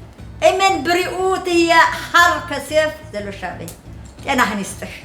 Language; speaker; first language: Hebrew; non-native, fluent; Amharic